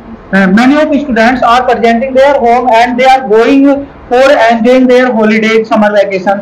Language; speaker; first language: English; non-native, local second language; Hindi